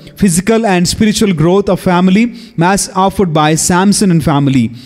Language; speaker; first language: English; non-native, local second language; Telugu